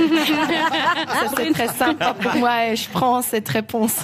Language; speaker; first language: French; non-native, local second language; Swiss German